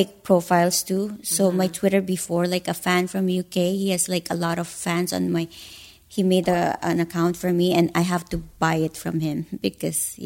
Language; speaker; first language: English; non-native, local second language; Filipino